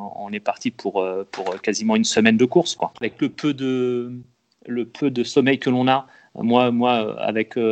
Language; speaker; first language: French; native; French